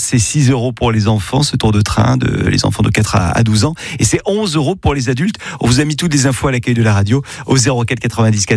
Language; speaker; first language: French; native; French